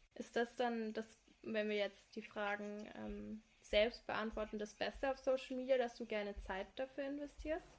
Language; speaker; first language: German; native; German